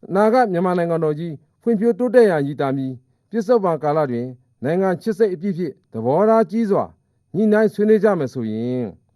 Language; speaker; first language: Burmese; non-native, local second language; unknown